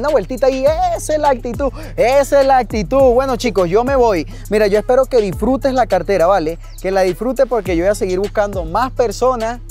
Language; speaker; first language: Spanish; native; Spanish